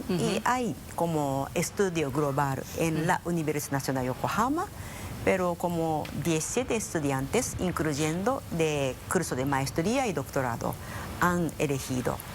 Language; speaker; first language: Spanish; non-native, fluent; Japanese